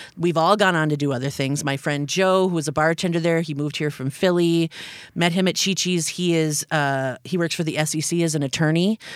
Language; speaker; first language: English; native; English